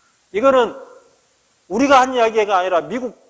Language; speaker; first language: Korean; native; Korean